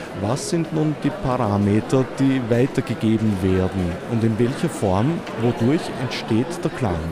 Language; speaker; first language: German; native; German